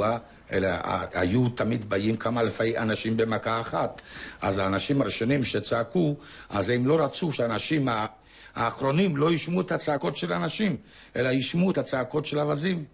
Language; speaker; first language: Hebrew; non-native, fluent; Polish